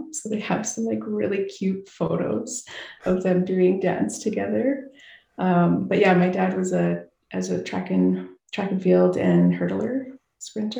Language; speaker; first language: English; native; English